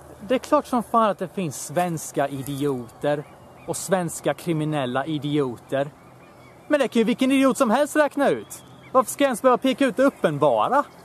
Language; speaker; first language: Swedish; early bilingual, other home language; Bosnian